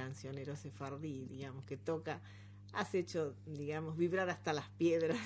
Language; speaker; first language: Spanish; native; Spanish